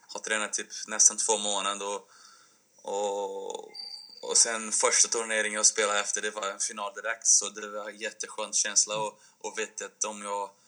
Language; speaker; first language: Swedish; non-native, fluent; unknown